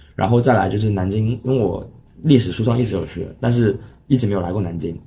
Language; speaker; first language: Chinese; non-native, local second language; Cantonese